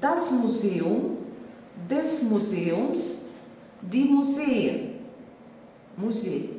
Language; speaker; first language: German; non-native, fluent; Russian